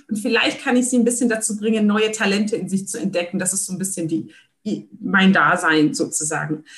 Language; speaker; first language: German; early bilingual, other home language; Turkish